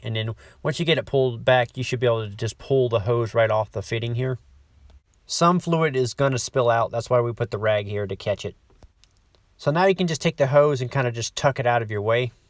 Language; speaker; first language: English; native; English